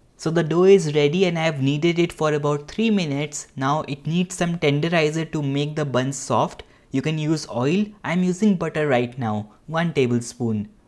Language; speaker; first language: English; non-native, local second language; Hindi